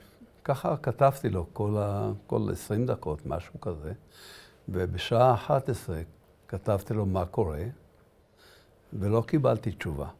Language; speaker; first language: Hebrew; early bilingual, other home language; Arabic